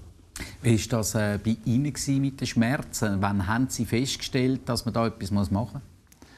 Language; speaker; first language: German; native; German